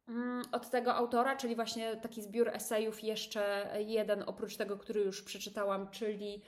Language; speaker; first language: Polish; native; Polish